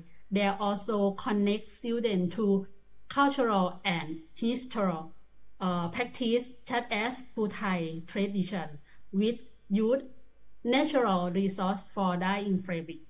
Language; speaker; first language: English; non-native, learner; Thai